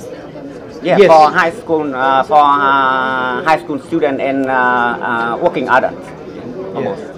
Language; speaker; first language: English; non-native, fluent; Vietnamese